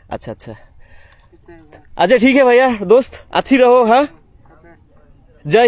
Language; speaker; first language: Hindi; non-native, learner; Bangla